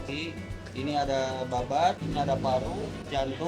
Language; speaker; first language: Indonesian; native; Indonesian